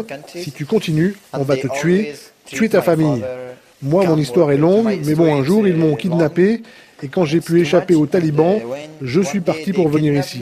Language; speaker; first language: French; non-native, fluent; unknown